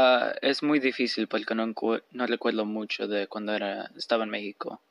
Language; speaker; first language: Spanish; early bilingual, heritage; Spanish